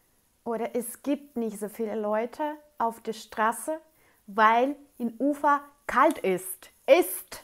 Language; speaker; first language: German; non-native, fluent; Russian